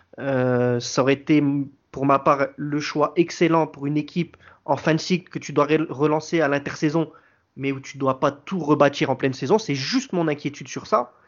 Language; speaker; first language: French; native; French